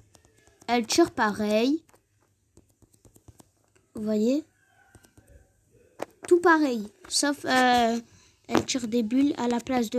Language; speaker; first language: French; native; French